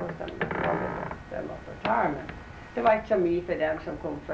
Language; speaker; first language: Norwegian; early bilingual, heritage; Norwegian